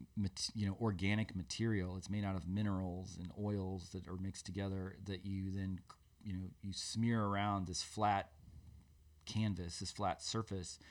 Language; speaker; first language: English; native; English